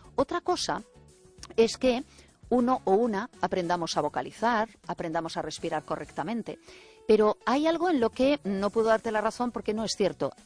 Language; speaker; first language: Spanish; native; Spanish